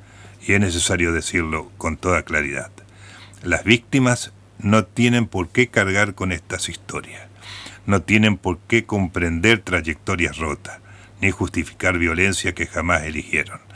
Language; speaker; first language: Spanish; native; Spanish